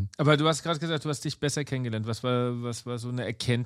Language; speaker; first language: German; native; German